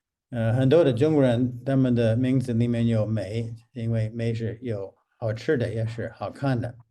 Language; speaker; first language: Chinese; non-native, fluent; English